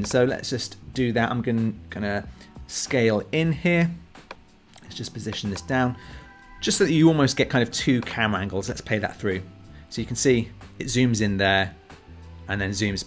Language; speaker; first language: English; native; English